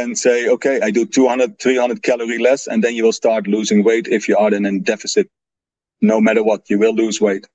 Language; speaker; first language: English; non-native, fluent; Dutch